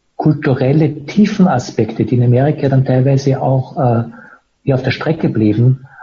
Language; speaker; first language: German; native; German